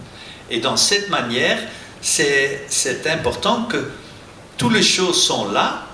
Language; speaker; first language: French; non-native, local second language; Dutch